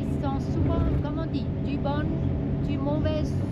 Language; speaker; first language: French; non-native, local second language; German